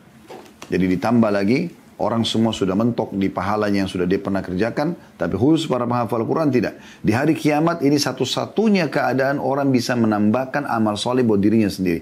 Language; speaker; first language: Indonesian; native; Indonesian